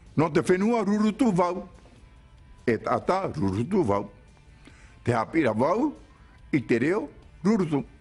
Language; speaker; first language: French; native; French